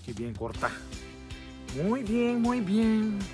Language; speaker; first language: Spanish; non-native, learner; Filipino